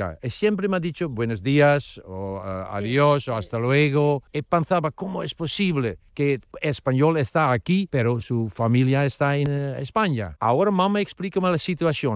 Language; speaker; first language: Spanish; non-native, learner; Dutch